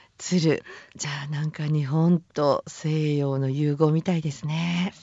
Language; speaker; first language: Japanese; native; Japanese